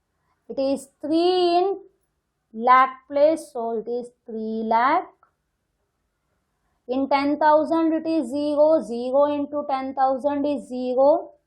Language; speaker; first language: English; non-native, local second language; Hindi